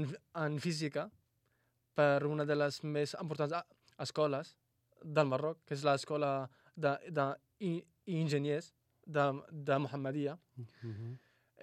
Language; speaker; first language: Catalan; non-native, fluent; Arabic